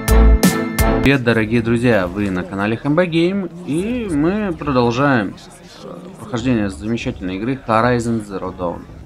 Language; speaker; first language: Russian; native; Russian